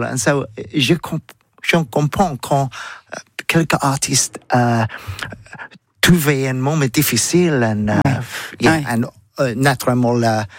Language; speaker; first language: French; non-native, learner; English